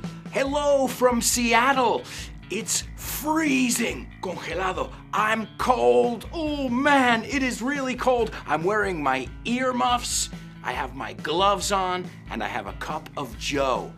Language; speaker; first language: English; native; English